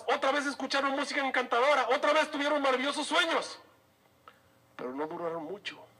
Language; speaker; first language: Spanish; native; Spanish